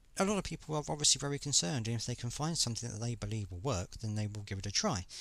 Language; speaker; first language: English; native; English